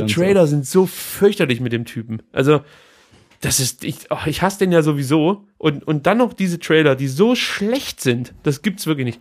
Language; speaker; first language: German; native; German